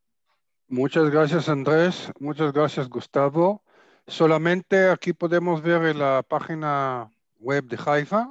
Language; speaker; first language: Spanish; non-native, fluent; Hebrew